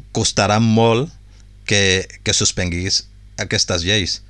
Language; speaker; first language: Catalan; non-native, fluent; Urdu